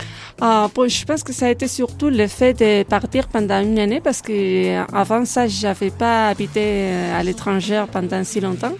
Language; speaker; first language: French; non-native, fluent; Spanish